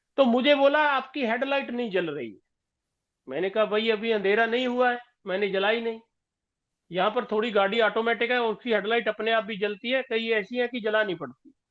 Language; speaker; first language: Hindi; non-native, local second language; Punjabi